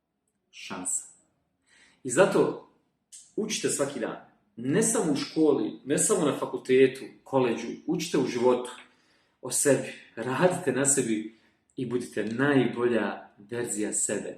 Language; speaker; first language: Bosnian; native; Bosnian